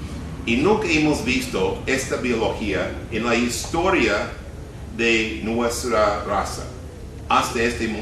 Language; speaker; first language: Spanish; non-native, fluent; English